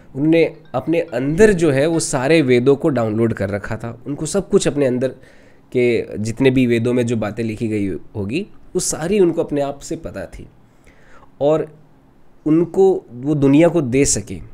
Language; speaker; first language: Hindi; non-native, local second language; Rajasthani